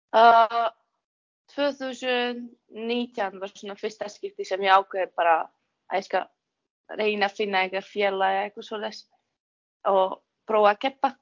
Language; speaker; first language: Icelandic; non-native, fluent; Czech